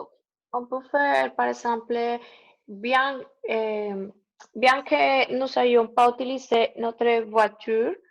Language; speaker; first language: French; non-native, learner; Spanish